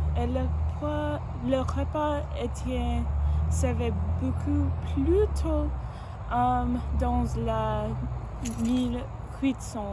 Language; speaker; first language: French; non-native, learner; English